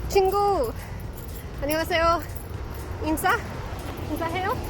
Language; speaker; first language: Korean; non-native, learner; English